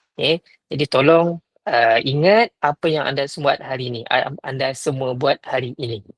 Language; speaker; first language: Malay; native; Malay